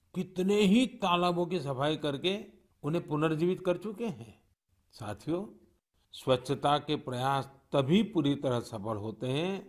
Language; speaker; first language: Hindi; non-native, local second language; Gujarati